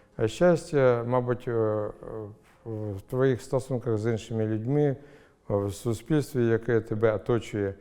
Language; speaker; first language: Ukrainian; non-native, local second language; Russian